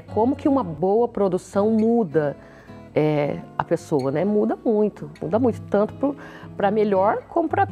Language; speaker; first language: Portuguese; native; Portuguese